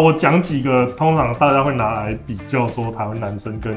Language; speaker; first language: Chinese; native; Chinese